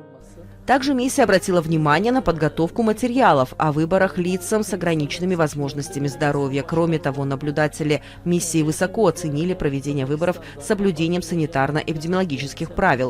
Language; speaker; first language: Russian; native; Russian